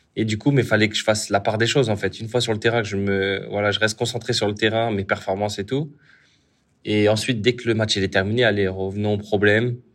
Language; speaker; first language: French; native; French